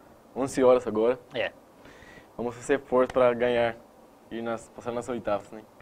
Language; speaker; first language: Portuguese; non-native, fluent; Spanish